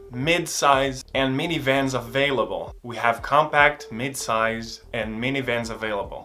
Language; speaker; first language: English; non-native, fluent; Portuguese